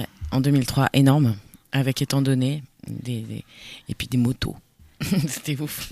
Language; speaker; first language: French; native; French